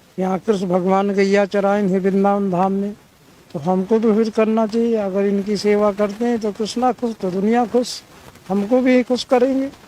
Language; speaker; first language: Hindi; native; Hindi